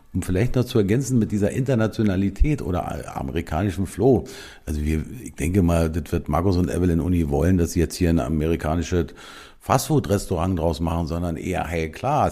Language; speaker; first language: German; native; German